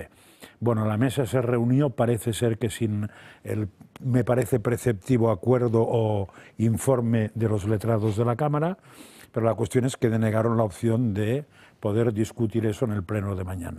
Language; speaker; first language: Spanish; native; Spanish